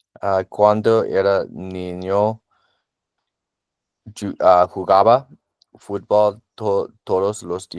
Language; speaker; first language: Spanish; non-native, learner; English